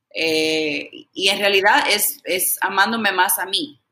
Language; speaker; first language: Spanish; early bilingual, heritage; Spanish